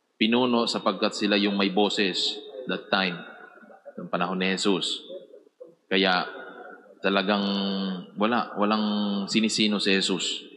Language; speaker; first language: Filipino; native; Filipino